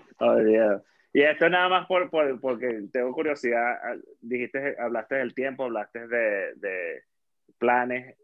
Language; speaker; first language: Spanish; native; Spanish